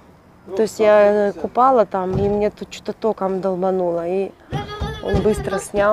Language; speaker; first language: Russian; native; Russian